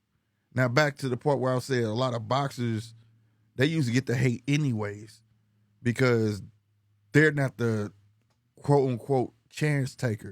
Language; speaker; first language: English; native; English